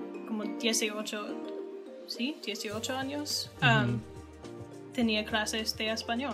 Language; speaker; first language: Spanish; non-native, learner; English